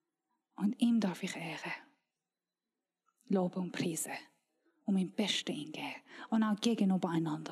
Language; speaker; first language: German; non-native, learner; Persian